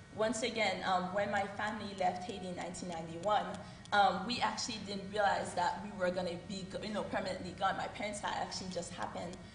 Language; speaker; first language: English; early bilingual, other home language; Haitian Creole